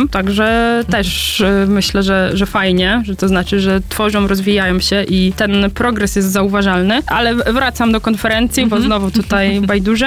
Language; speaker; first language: Polish; native; Polish